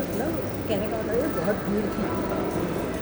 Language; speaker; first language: Hindi; native; Hindi